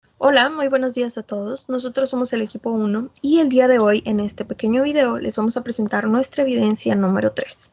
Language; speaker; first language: Spanish; native; Spanish